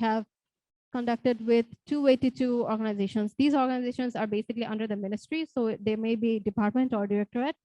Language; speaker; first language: English; non-native, local second language; Bangla